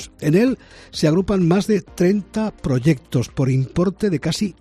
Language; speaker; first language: Spanish; native; Spanish